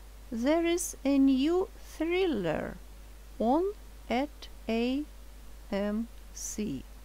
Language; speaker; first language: English; non-native, fluent; Russian